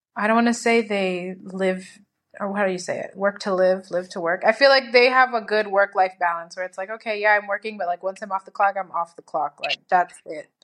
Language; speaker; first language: English; native; English